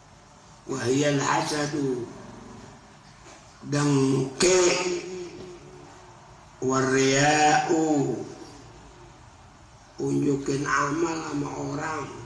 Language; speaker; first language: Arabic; non-native, fluent; Indonesian